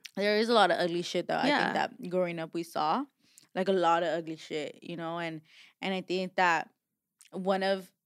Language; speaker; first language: English; early bilingual, other home language; Spanish